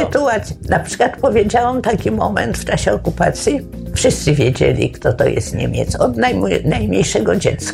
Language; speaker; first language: Polish; native; Polish